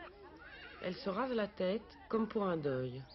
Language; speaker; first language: French; native; French